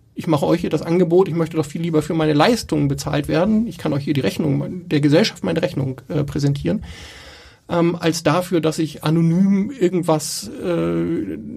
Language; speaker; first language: German; native; German